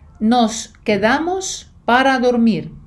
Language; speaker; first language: Spanish; non-native, fluent; Ukrainian